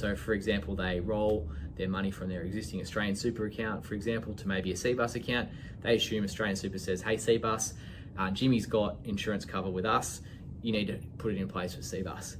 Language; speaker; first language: English; native; English